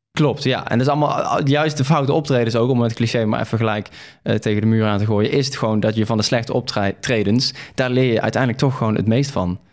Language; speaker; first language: Dutch; native; Dutch